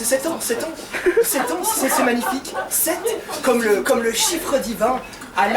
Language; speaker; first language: French; native; French